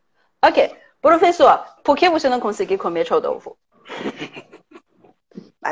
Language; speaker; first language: Portuguese; non-native, fluent; Chinese